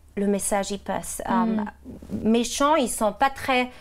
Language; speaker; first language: French; non-native, fluent; German